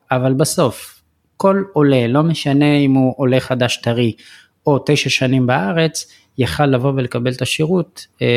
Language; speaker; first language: Hebrew; early bilingual, other home language; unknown